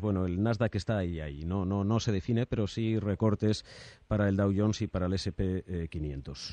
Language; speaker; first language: Spanish; native; Spanish